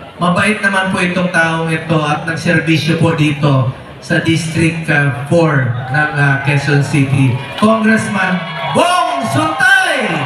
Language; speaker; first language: Filipino; non-native, local second language; Cebuano